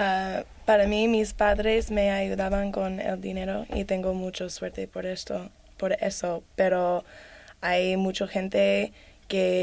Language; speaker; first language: Spanish; non-native, learner; English